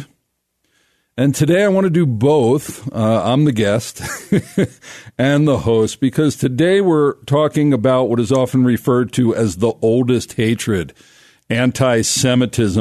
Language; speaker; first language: English; native; English